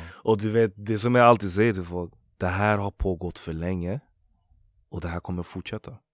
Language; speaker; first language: Swedish; early bilingual, other home language; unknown